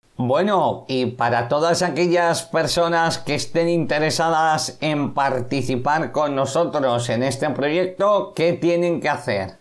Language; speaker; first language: Spanish; native; Spanish